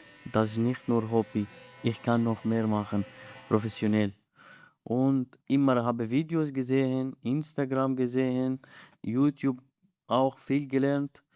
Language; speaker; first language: German; non-native, learner; Arabic